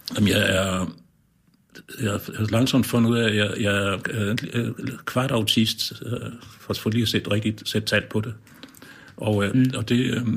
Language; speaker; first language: Danish; native; Danish